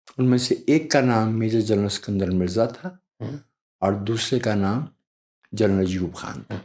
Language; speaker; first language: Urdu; non-native, local second language; Punjabi